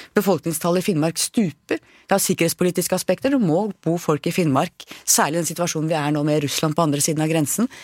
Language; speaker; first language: Norwegian; native; Norwegian